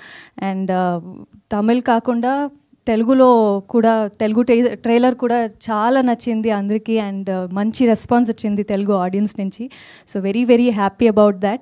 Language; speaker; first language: Telugu; non-native, fluent; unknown